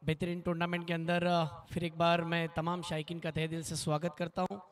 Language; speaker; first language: Hindi; non-native, local second language; Marathi